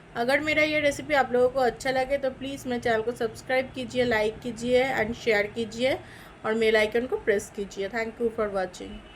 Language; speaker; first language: Hindi; non-native, local second language; Bangla